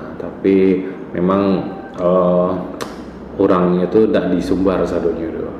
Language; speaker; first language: Indonesian; non-native, local second language; Minangkabau